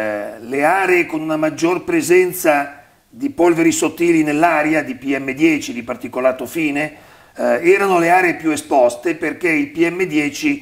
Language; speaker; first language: Italian; native; Italian